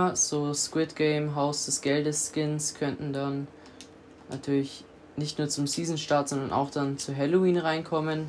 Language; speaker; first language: German; native; German